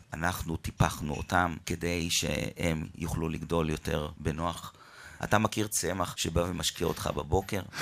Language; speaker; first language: Hebrew; native; Hebrew